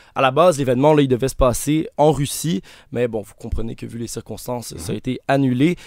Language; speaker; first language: French; native; French